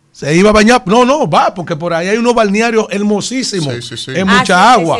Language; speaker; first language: Spanish; native; Spanish